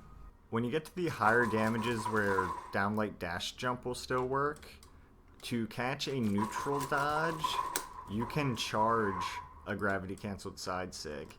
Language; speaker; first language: English; native; English